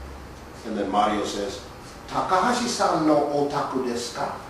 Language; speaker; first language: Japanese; non-native, fluent; English